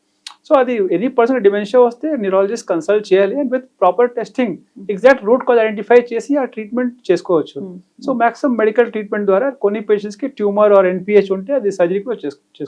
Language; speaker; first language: Telugu; non-native, fluent; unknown